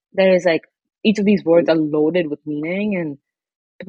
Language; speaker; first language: English; non-native, local second language; Hindi